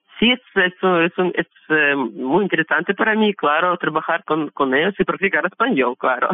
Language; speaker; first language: Spanish; non-native, learner; Russian